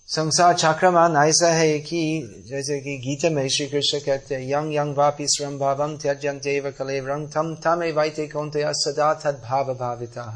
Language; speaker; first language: Hindi; non-native, fluent; English